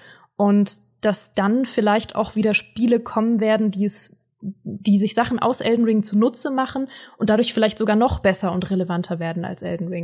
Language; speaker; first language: German; native; German